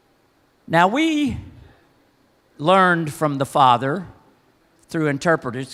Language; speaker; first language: English; native; English